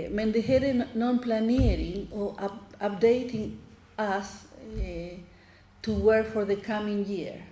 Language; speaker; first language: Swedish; non-native, fluent; Spanish